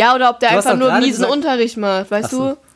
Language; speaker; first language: German; native; German